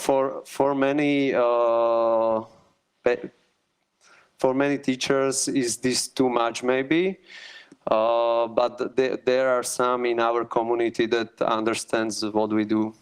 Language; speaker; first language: English; non-native, learner; Slovak